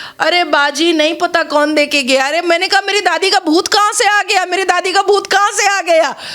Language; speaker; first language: Hindi; native; Hindi